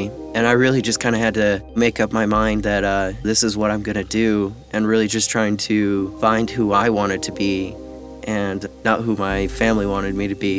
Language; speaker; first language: English; native; English